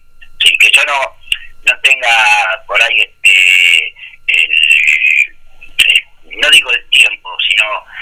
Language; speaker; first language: Spanish; native; Spanish